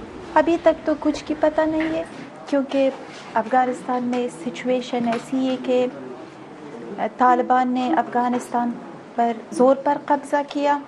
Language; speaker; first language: Hindi; non-native, fluent; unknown